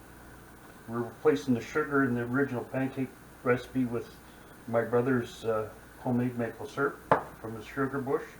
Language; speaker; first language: English; native; English